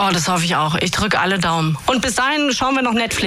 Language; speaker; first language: German; native; German